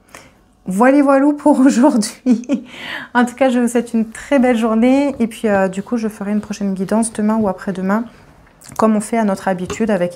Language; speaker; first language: French; native; French